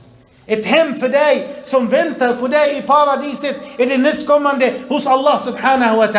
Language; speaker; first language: Swedish; early bilingual, other home language; Arabic